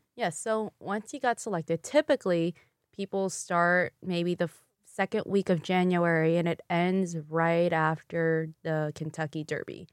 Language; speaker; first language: English; early bilingual, other home language; Vietnamese